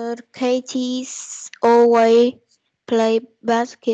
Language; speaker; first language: English; non-native, learner; Vietnamese